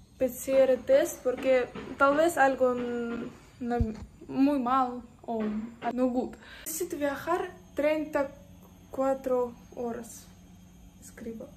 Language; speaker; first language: Spanish; non-native, learner; Russian